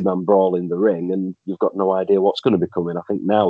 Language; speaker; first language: English; native; English